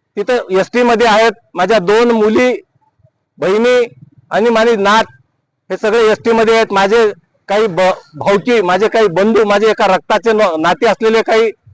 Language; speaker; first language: Marathi; non-native, local second language; Lambadi